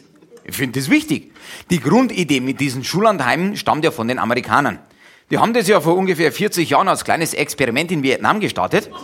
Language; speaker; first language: German; native; German